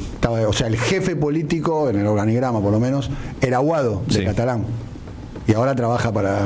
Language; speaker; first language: Spanish; native; Spanish